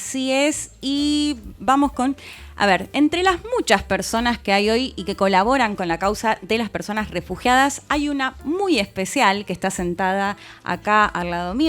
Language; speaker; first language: Spanish; native; Spanish